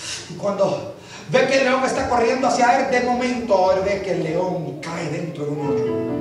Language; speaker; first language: Spanish; early bilingual, heritage; Spanish